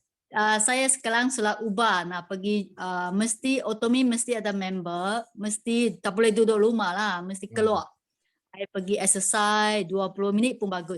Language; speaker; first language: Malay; non-native, local second language; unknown